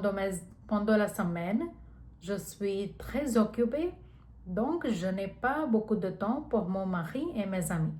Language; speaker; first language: French; non-native, learner; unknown